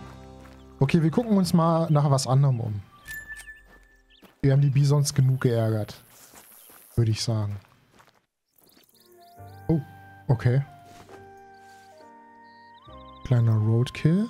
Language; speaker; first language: German; native; German